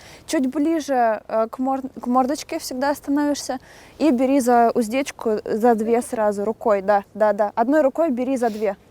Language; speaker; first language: Russian; native; Russian